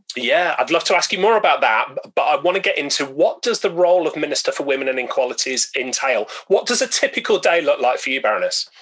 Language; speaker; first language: English; native; English